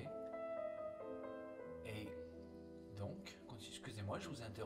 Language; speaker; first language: French; native; French